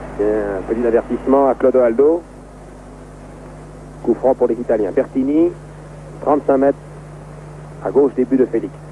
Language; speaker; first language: French; native; French